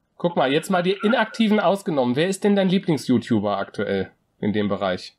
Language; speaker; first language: German; native; German